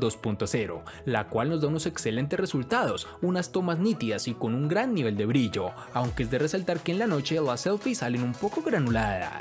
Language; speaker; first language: Spanish; native; Spanish